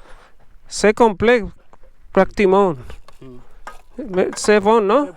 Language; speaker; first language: French; non-native, learner; Spanish